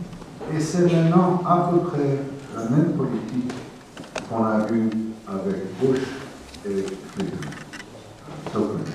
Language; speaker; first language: French; non-native, fluent; English